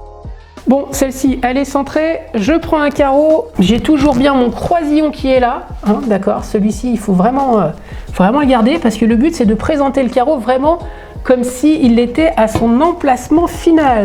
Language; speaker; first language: French; native; French